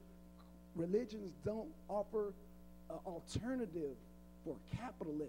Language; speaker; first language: English; native; English